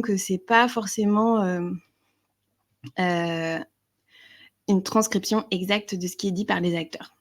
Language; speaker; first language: French; native; French